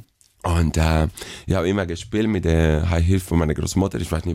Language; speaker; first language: German; non-native, fluent; Spanish